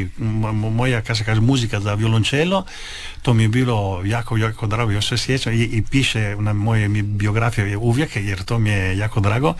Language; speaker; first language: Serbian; early bilingual, heritage; Italian